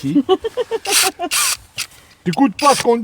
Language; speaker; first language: French; native; French